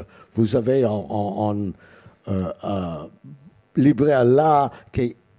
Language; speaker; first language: French; non-native, learner; English